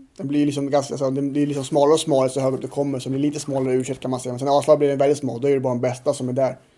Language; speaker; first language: Swedish; native; Swedish